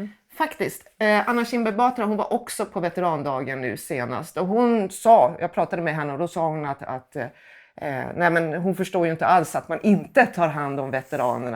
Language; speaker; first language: Swedish; native; Swedish